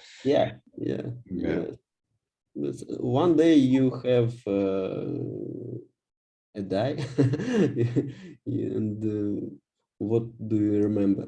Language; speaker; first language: English; non-native, learner; Russian